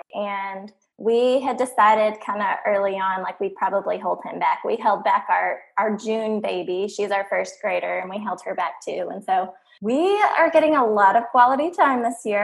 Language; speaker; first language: English; native; English